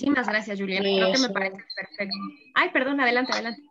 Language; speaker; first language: Spanish; native; Spanish